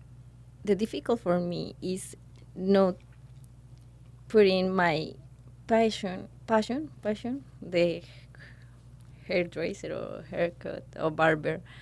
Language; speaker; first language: English; non-native, learner; Spanish